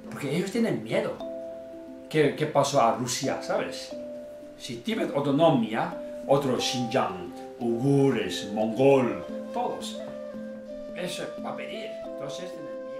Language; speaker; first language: Spanish; non-native, learner; Tibetan